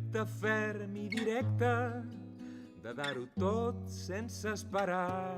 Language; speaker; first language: Catalan; native; Catalan